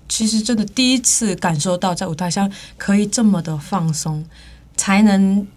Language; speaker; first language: Chinese; non-native, fluent; Korean